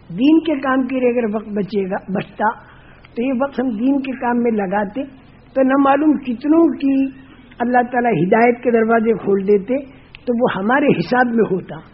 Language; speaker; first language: Urdu; non-native, local second language; Gujarati